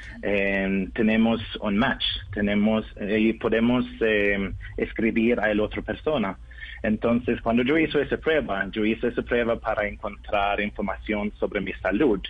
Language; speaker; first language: Spanish; non-native, learner; Norwegian